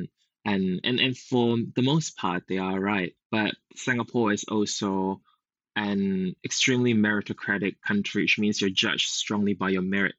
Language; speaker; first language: English; native; English